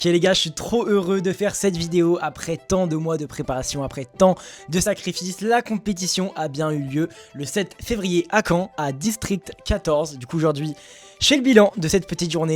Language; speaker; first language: French; native; French